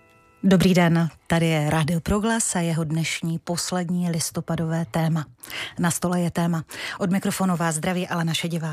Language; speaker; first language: Czech; native; Czech